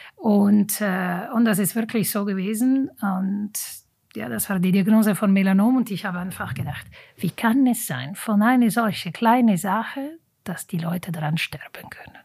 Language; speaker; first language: German; non-native, fluent; Italian